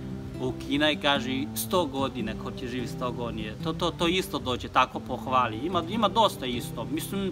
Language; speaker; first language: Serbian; non-native, learner; Chinese